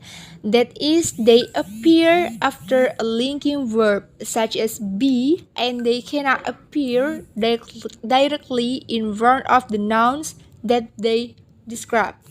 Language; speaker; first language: English; non-native, learner; Indonesian